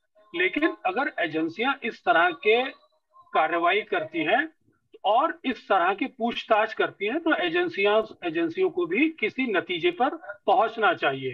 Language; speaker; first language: Hindi; native; Hindi